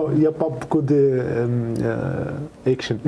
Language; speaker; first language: French; non-native, learner; Arabic